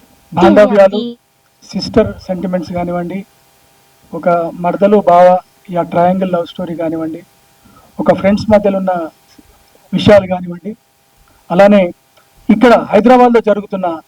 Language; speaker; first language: Telugu; native; Telugu